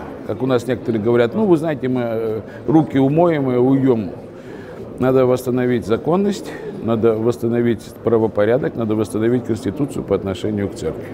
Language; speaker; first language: Russian; native; Russian